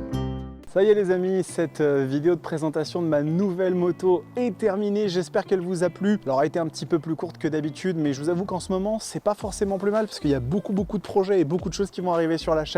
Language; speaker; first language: French; native; French